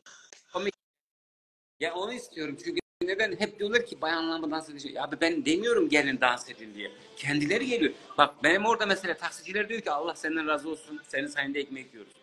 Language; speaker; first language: Turkish; native; Turkish